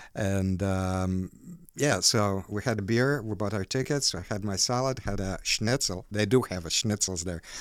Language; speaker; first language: English; non-native, fluent; Ukrainian